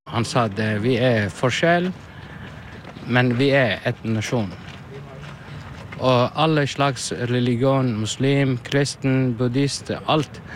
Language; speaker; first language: Norwegian; non-native, learner; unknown